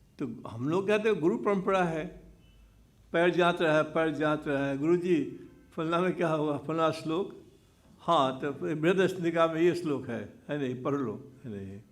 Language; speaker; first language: Hindi; native; Hindi